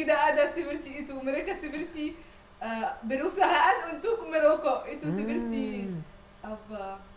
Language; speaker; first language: Indonesian; non-native, learner; Arabic